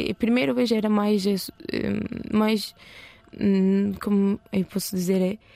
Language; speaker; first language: Portuguese; non-native, learner; Turkish